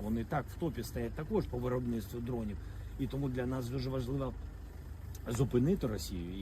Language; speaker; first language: Ukrainian; non-native, local second language; Russian